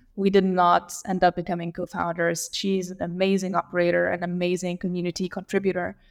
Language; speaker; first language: English; non-native, fluent; Lithuanian